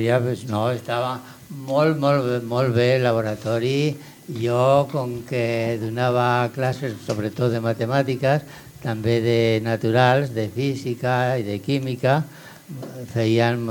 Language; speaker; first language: Catalan; non-native, local second language; Spanish